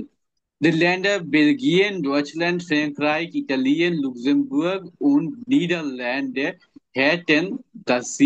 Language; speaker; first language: German; non-native, learner; Bangla